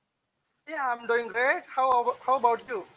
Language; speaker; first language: English; non-native, learner; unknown